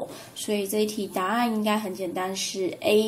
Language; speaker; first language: Chinese; native; Chinese